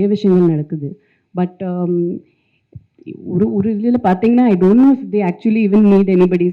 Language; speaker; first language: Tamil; non-native, fluent; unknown